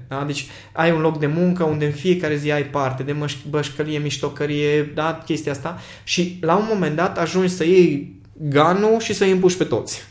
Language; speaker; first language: Romanian; non-native, local second language; Hungarian